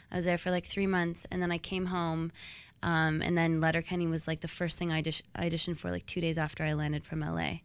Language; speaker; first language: English; native; English